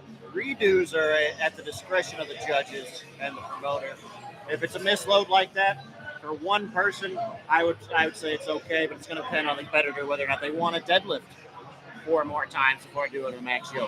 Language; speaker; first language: English; native; English